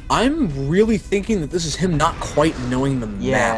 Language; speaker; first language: English; native; English